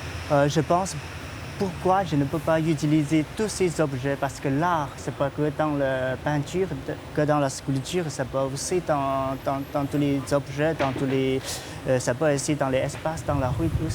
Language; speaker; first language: French; non-native, fluent; Chinese